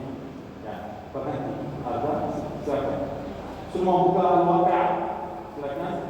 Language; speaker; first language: Indonesian; non-native, learner; Arabic